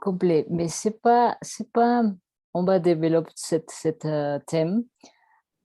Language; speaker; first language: French; non-native, learner; Spanish